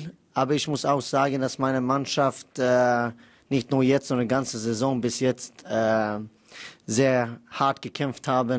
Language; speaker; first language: German; non-native, fluent; Swedish